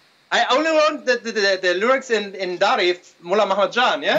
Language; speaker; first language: English; non-native, fluent; German